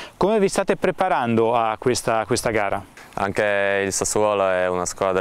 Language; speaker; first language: Italian; native; Italian